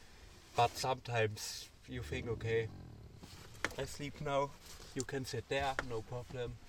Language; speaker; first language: English; non-native, learner; German